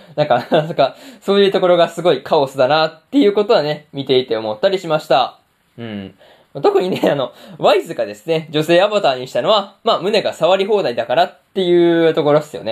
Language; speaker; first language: Japanese; native; Japanese